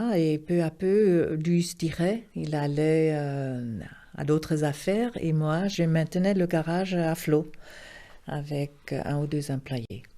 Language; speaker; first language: French; non-native, local second language; Swiss German